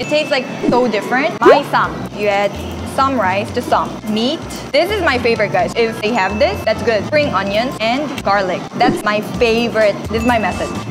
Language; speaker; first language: English; non-native, local second language; Korean